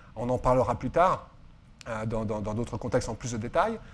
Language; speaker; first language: French; native; French